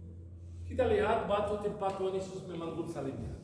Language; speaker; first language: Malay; non-native, fluent; Arabic